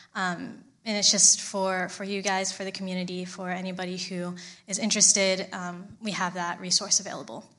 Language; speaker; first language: English; native; English